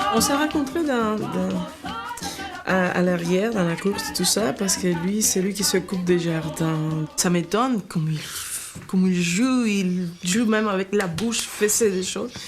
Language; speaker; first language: French; non-native, fluent; Spanish